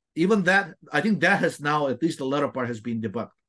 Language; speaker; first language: English; non-native, fluent; Bulgarian